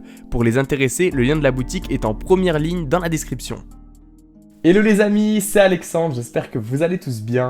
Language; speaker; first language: French; native; French